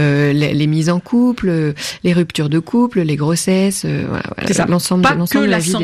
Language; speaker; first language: French; native; French